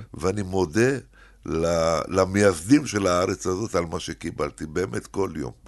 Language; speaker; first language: Hebrew; early bilingual, other home language; Arabic